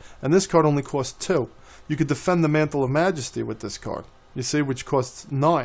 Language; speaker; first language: English; native; English